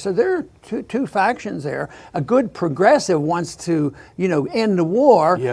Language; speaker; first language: English; native; English